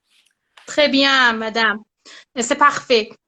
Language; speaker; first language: French; non-native, learner; Persian